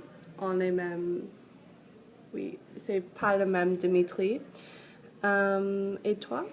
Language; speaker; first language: French; non-native, learner; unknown